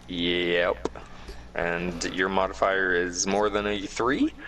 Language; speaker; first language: English; native; English